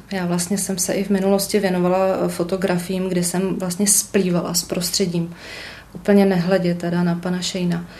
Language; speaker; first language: Czech; native; Czech